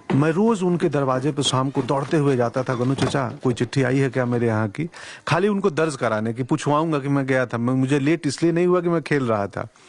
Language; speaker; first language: Hindi; non-native, local second language; Bhojpuri